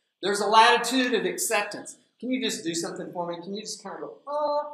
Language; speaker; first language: English; native; English